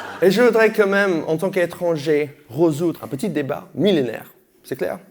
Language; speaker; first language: French; non-native, fluent; English